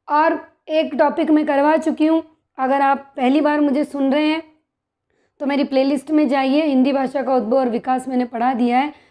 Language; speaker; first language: Hindi; native; Hindi